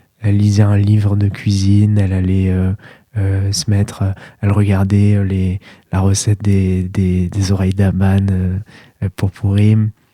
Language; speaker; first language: French; native; French